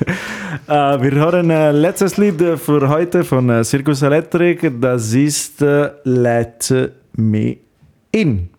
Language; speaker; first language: German; non-native, learner; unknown